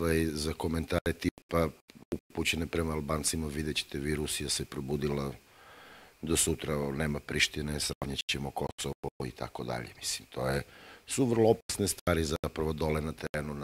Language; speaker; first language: Bosnian; native; Bosnian